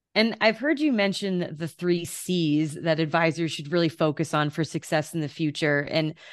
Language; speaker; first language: English; native; English